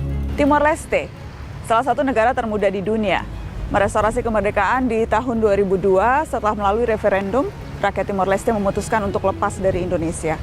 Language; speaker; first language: Indonesian; native; Indonesian